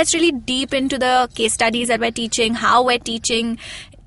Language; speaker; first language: English; non-native, local second language; Hindi